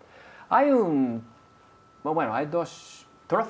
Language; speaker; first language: Spanish; non-native, fluent; English